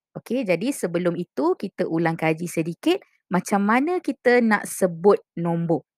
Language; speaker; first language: Malay; native; Malay